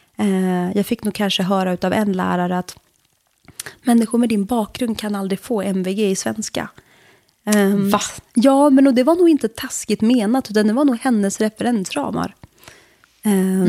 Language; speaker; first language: Swedish; early bilingual, other home language; Kurdish